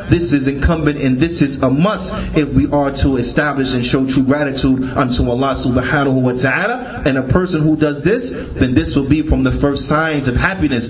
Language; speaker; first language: English; native; English